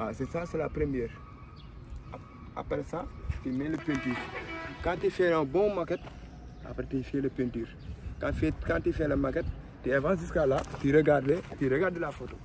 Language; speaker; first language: French; non-native, local second language; Wolof